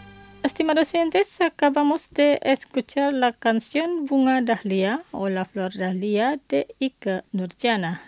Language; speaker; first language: Spanish; non-native, fluent; Indonesian